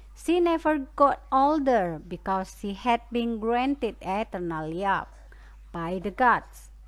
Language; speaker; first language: English; non-native, fluent; Indonesian